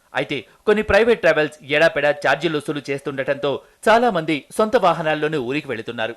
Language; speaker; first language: Telugu; native; Telugu